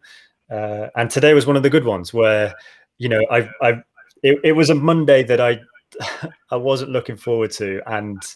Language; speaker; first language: English; native; English